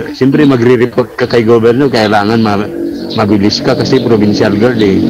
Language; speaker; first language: Filipino; non-native, local second language; Iloko